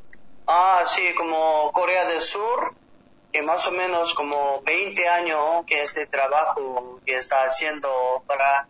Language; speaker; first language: Spanish; non-native, learner; Korean